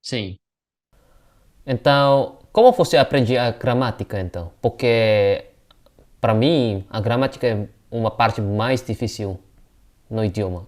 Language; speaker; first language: Portuguese; non-native, learner; Indonesian